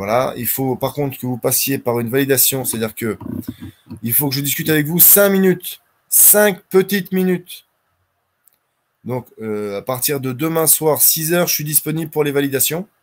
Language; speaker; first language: French; native; French